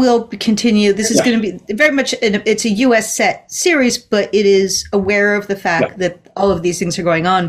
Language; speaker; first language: English; native; English